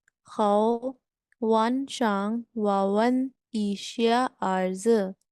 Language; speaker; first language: Chinese; non-native, learner; Urdu